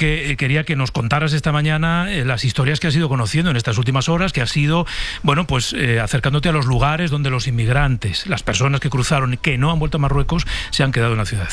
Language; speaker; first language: Spanish; native; Spanish